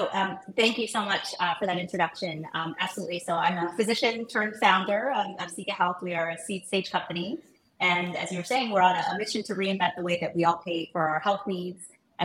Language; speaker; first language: English; early bilingual, other home language; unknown